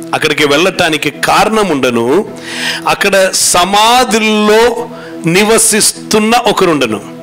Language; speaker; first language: Telugu; non-native, fluent; Malayalam